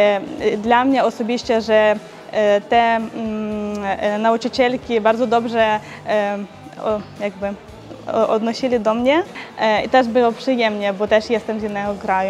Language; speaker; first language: Polish; non-native, learner; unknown